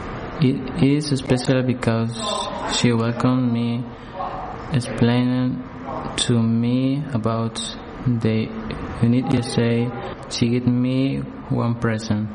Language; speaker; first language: English; non-native, learner; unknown